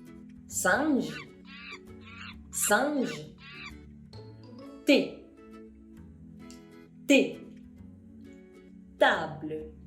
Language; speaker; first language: French; non-native, fluent; Spanish